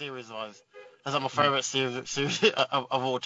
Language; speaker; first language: English; native; English